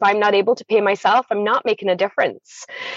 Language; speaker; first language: English; native; English